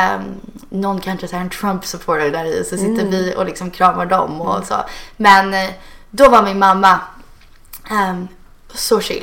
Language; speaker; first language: Swedish; early bilingual, heritage; Swedish